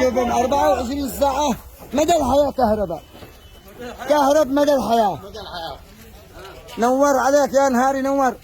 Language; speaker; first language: Arabic; native; Arabic